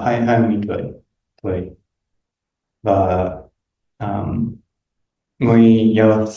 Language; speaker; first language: Vietnamese; non-native, learner; English